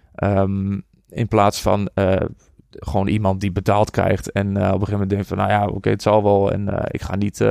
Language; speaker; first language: Dutch; native; Dutch